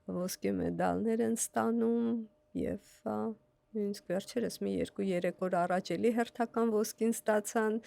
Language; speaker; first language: Armenian; native; Armenian